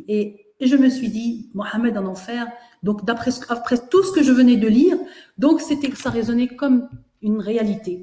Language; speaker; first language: French; native; French